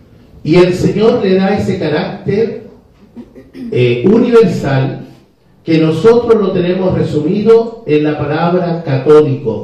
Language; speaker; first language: Spanish; native; Spanish